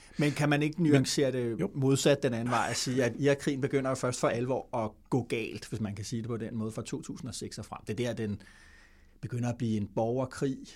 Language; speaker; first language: Danish; native; Danish